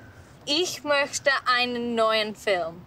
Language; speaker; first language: German; non-native, learner; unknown